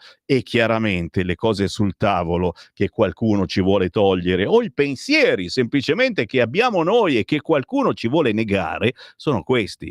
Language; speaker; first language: Italian; native; Italian